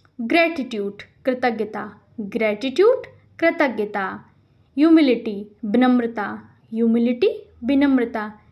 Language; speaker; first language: Hindi; native; Hindi